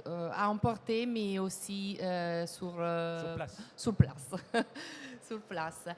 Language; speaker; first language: French; non-native, fluent; Italian